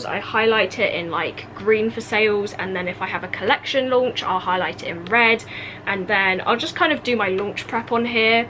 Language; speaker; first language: English; native; English